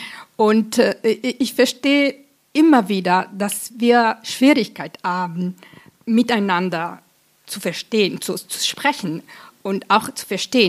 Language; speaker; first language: German; non-native, fluent; Italian